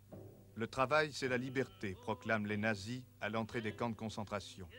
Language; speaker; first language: French; native; French